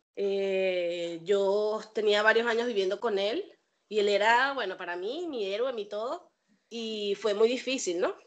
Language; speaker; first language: Spanish; native; Spanish